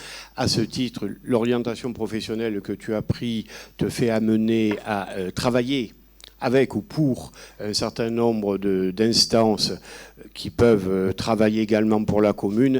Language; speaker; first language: French; native; French